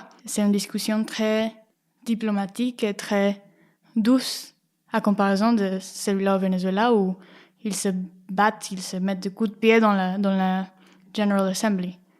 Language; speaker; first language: French; non-native, fluent; Spanish